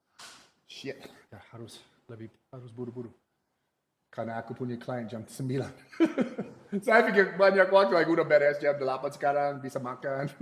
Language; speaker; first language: Indonesian; non-native, fluent; English